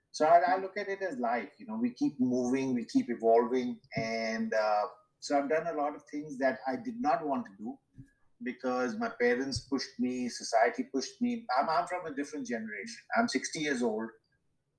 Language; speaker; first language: English; non-native, local second language; Sindhi